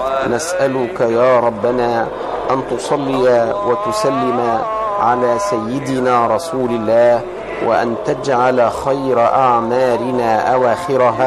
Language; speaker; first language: Arabic; native; Arabic